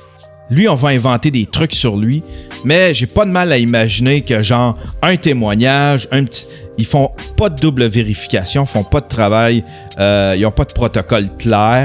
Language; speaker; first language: French; native; French